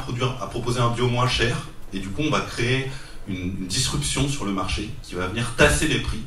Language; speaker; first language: French; native; French